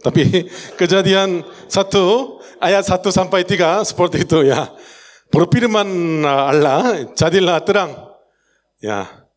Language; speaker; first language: Indonesian; non-native, learner; Korean